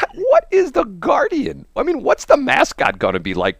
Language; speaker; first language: English; early bilingual, other home language; German